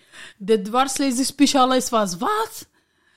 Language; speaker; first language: Dutch; non-native, learner; Arabic